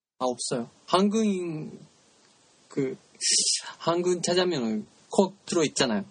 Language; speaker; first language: Korean; non-native, learner; Japanese